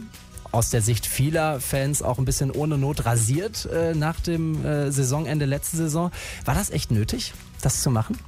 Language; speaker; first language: German; native; German